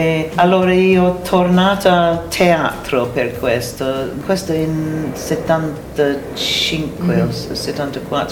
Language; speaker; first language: Italian; non-native, learner; English